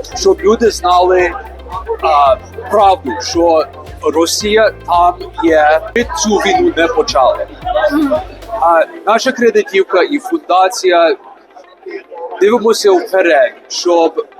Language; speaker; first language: Ukrainian; early bilingual, heritage; Ukrainian